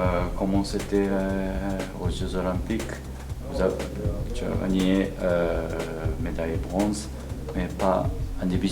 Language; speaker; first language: French; non-native, learner; Japanese